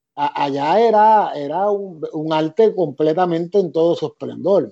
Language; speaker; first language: Spanish; native; Spanish